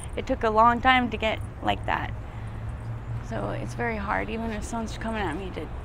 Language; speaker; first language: English; native; English